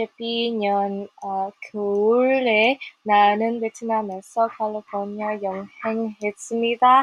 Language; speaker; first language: Korean; non-native, learner; Vietnamese